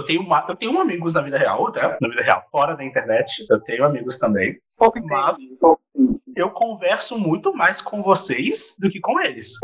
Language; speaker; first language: Portuguese; native; Portuguese